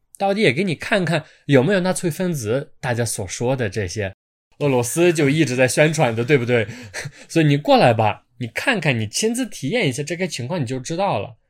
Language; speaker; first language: Chinese; non-native, fluent; Ukrainian